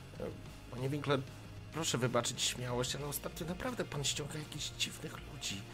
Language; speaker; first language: Polish; native; Polish